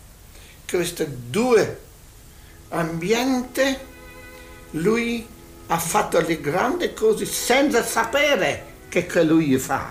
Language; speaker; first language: Italian; non-native, learner; Hungarian